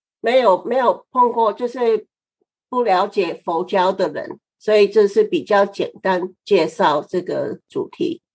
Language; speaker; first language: Chinese; non-native, fluent; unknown